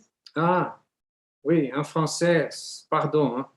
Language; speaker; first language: French; non-native, fluent; Portuguese